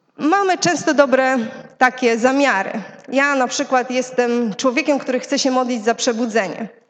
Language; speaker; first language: Polish; native; Polish